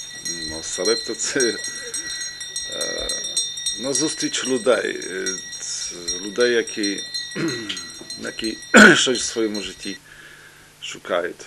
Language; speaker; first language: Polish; non-native, local second language; Rusyn